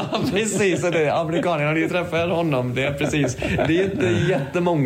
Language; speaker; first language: Swedish; non-native, fluent; English